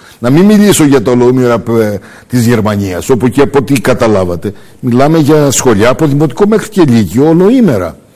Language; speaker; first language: Greek; early bilingual, heritage; Greek